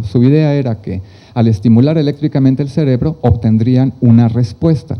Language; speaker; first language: Spanish; native; Spanish